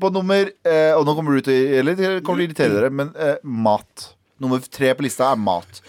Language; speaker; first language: Norwegian; early bilingual, other home language; Kurdish